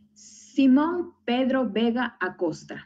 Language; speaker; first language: Spanish; native; Spanish